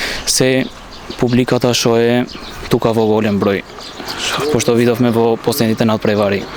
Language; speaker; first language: Macedonian; non-native, local second language; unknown